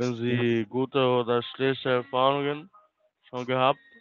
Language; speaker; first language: German; non-native, learner; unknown